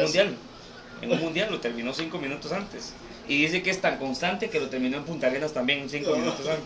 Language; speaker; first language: Spanish; native; Spanish